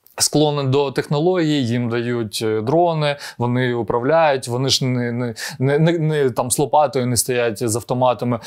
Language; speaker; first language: Ukrainian; non-native, local second language; Russian